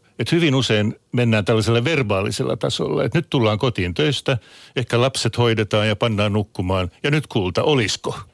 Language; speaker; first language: Finnish; non-native, local second language; Swedish